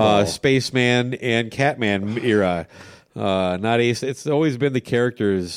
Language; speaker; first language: English; native; English